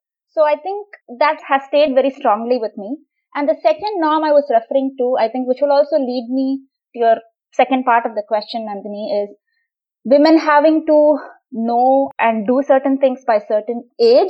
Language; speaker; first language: English; non-native, local second language; Tamil